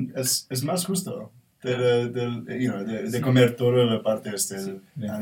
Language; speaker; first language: Spanish; non-native, learner; English